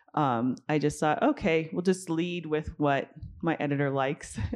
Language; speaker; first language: English; native; English